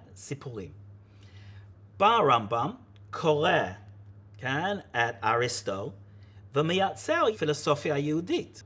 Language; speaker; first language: Hebrew; non-native, fluent; English